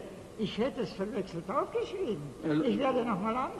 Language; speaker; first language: German; native; German